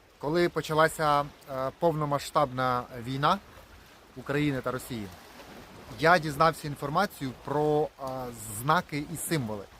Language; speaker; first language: Ukrainian; non-native, local second language; Russian